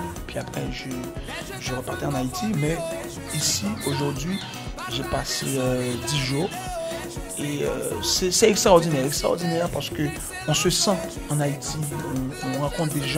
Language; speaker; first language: French; non-native, local second language; Haitian Creole